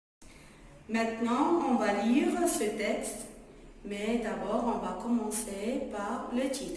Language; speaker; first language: French; non-native, local second language; Arabic